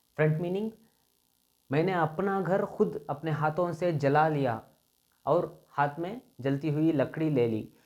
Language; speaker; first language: Hindi; non-native, local second language; Kannada